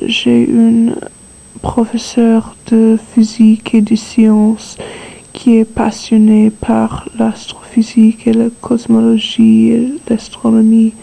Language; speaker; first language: French; non-native, learner; English